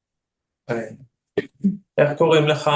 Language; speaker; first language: Hebrew; non-native, fluent; English